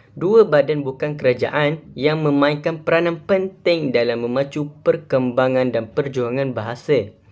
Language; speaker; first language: Malay; native; Malay